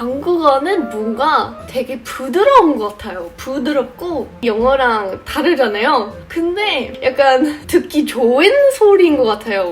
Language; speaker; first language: Korean; non-native, fluent; English